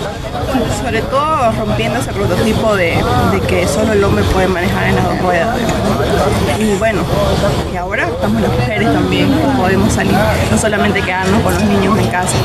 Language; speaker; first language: Spanish; native; Spanish